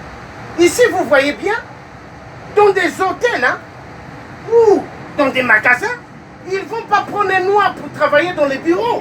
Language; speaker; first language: French; native; French